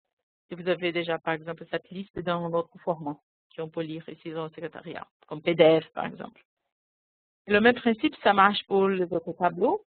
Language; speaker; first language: French; non-native, fluent; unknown